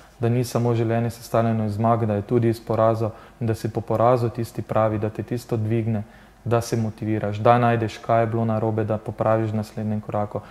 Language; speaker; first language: Slovenian; native; Slovenian